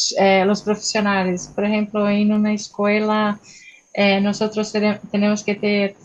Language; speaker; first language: Spanish; non-native, fluent; Portuguese